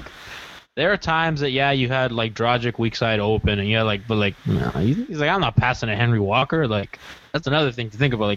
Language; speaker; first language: English; native; English